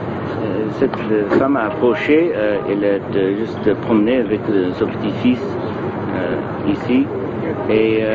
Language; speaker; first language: French; non-native, learner; English